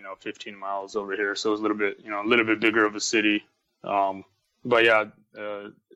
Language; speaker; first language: English; early bilingual, other home language; Russian